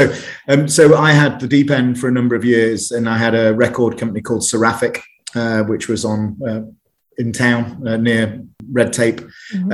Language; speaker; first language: English; native; English